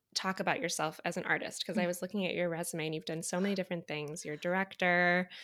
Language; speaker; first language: English; native; English